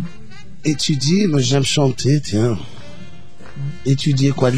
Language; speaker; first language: French; non-native, local second language; Arabic